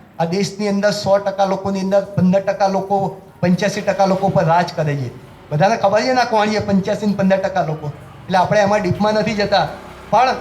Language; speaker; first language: Gujarati; native; Gujarati